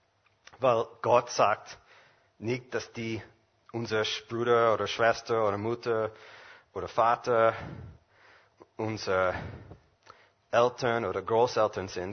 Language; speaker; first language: German; non-native, fluent; English